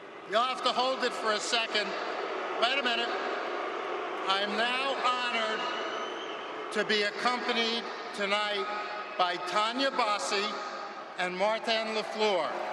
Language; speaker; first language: English; native; English